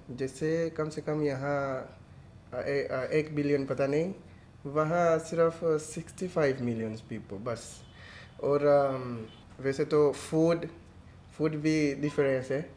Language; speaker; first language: Hindi; non-native, fluent; Swahili